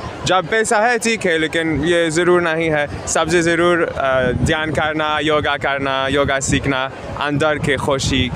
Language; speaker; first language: Hindi; non-native, learner; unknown